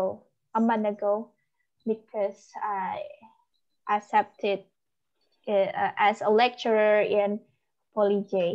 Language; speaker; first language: English; non-native, learner; Indonesian